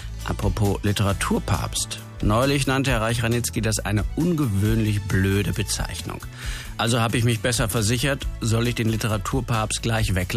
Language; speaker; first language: German; native; German